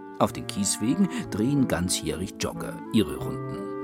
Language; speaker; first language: German; native; German